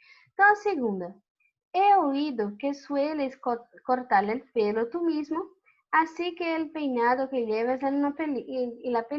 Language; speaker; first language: Spanish; non-native, fluent; Portuguese